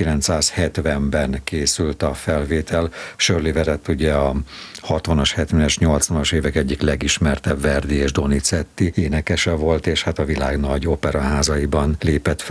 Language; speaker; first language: Hungarian; native; Hungarian